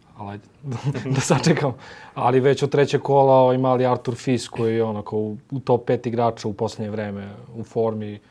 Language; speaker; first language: Serbian; native; Serbian